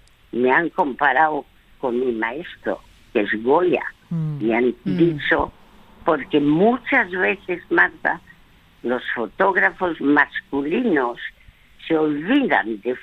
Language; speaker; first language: Spanish; early bilingual, other home language; French